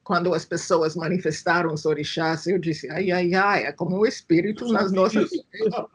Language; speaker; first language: Portuguese; non-native, fluent; English